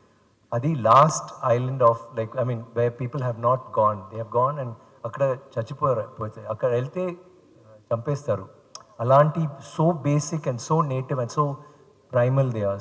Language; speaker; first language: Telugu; non-native, fluent; Tamil